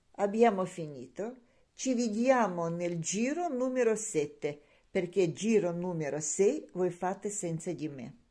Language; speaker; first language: Italian; non-native, learner; Ukrainian